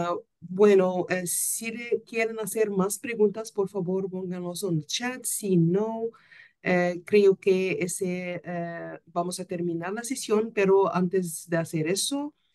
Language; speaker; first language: Spanish; non-native, fluent; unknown